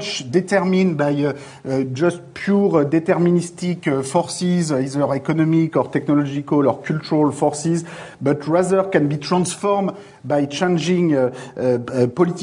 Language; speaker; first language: English; non-native, fluent; French